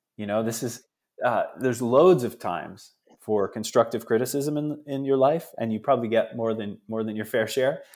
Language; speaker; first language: English; early bilingual, other home language; Italian